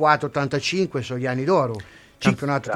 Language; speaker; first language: Italian; native; Italian